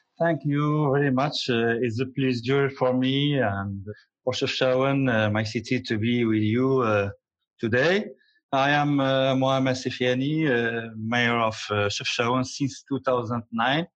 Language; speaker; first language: English; non-native, learner; Arabic